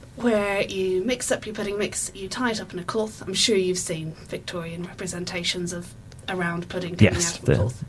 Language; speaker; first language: English; native; English